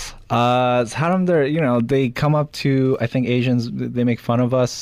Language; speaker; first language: English; early bilingual, other home language; Korean